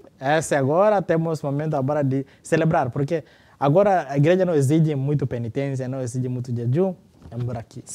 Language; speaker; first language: Portuguese; non-native, fluent; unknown